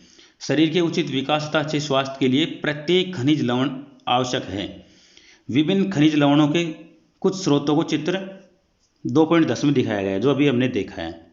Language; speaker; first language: Hindi; native; Hindi